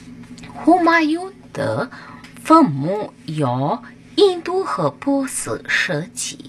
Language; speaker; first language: Chinese; non-native, fluent; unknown